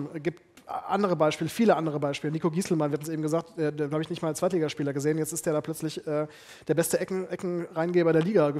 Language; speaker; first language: German; native; German